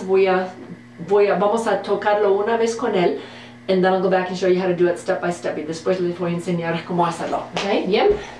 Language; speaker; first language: Spanish; non-native, fluent; English